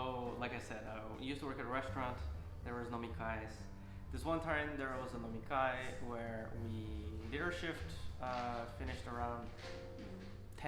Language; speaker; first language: English; non-native, fluent; Portuguese